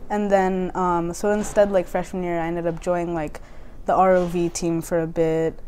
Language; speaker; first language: English; native; English